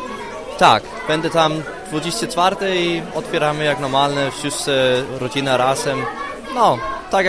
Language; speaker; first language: Polish; non-native, learner; Danish